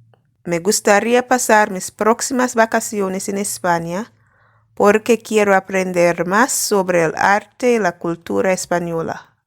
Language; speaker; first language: Spanish; non-native, fluent; English